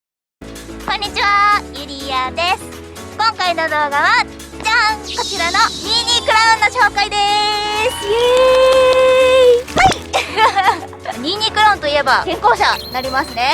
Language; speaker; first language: Japanese; native; Japanese